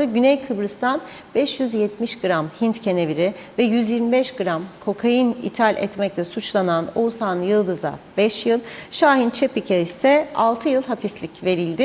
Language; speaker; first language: Turkish; native; Turkish